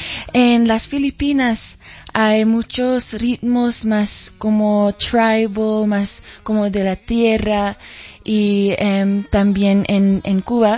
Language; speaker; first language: Spanish; early bilingual, heritage; English